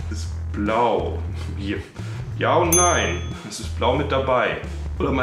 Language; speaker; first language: German; native; German